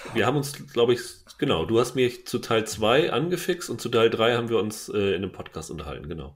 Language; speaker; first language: German; native; German